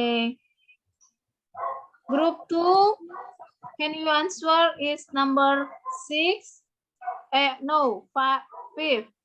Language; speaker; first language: English; non-native, learner; Indonesian